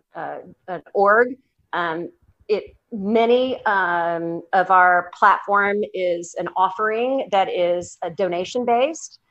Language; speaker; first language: English; native; English